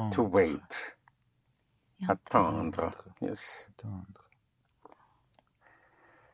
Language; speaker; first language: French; non-native, fluent; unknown